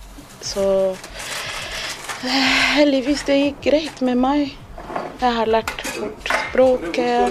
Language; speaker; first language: Norwegian; non-native, fluent; Somali